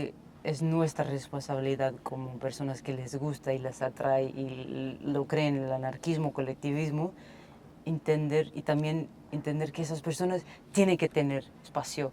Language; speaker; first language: Spanish; non-native, fluent; Portuguese